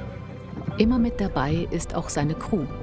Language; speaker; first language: German; native; German